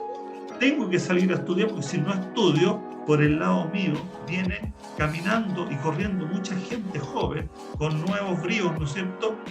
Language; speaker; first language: Spanish; native; Spanish